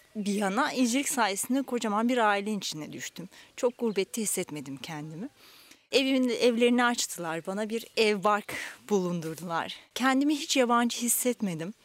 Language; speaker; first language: Turkish; native; Turkish